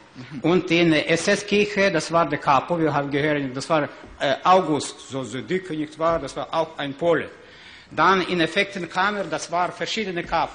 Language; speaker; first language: German; non-native, learner; Ukrainian